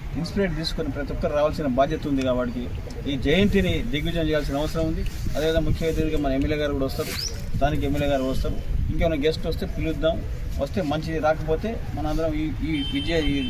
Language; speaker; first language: Telugu; non-native, local second language; Lambadi